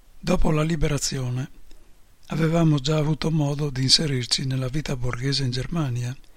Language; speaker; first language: Italian; native; Italian